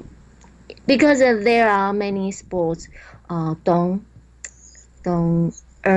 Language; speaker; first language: English; non-native, learner; Chinese